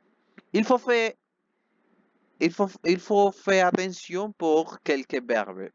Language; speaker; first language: French; non-native, fluent; Spanish